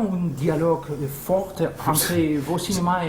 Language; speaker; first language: French; non-native, fluent; Spanish